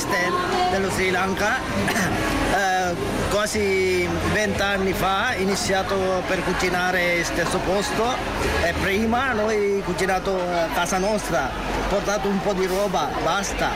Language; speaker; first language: Italian; non-native, learner; Sinhala